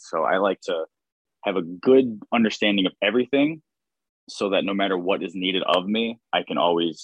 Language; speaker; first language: English; native; English